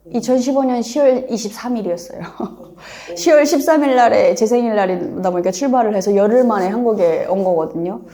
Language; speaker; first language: Korean; native; Korean